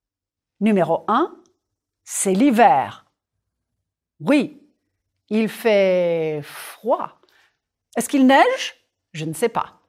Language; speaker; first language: French; non-native, fluent; English